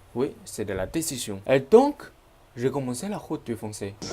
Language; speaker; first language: French; non-native, learner; Chinese